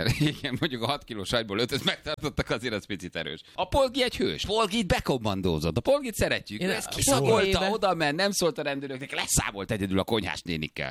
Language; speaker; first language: Hungarian; native; Hungarian